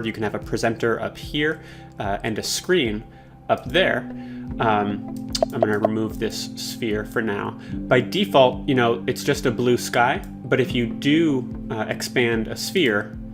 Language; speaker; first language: English; native; English